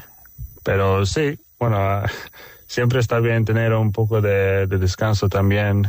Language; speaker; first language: Spanish; non-native, fluent; Swedish